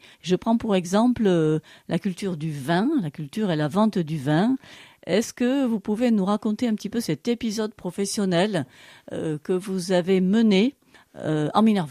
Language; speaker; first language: French; native; French